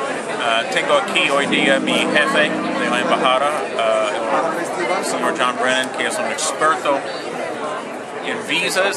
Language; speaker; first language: Spanish; non-native, learner; English